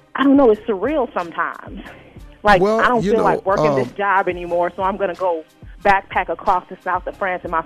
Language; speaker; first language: English; native; English